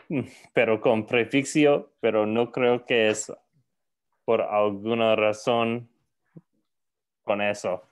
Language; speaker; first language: Spanish; non-native, learner; English